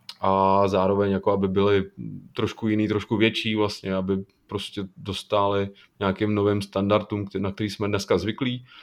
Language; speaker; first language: Czech; native; Czech